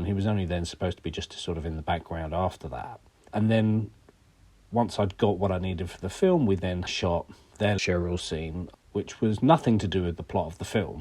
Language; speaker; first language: English; native; English